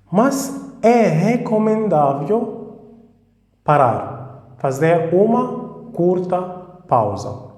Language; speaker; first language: Portuguese; non-native, fluent; Arabic